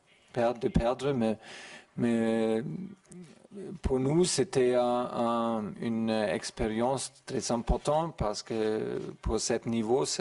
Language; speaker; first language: French; non-native, learner; German